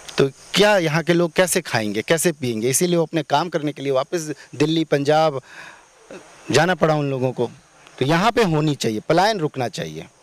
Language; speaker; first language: Hindi; native; Hindi